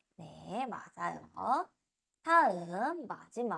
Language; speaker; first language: Korean; non-native, fluent; Spanish